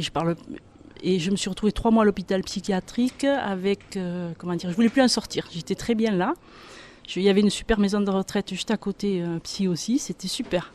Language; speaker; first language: French; native; French